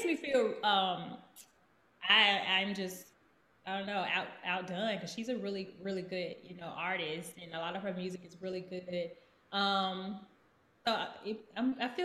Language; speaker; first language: English; native; English